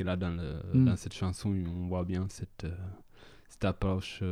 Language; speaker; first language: French; non-native, fluent; Italian